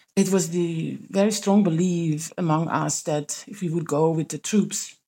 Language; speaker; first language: English; non-native, fluent; Dutch